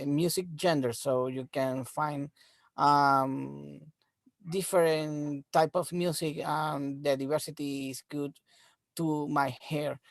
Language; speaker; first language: English; non-native, learner; Spanish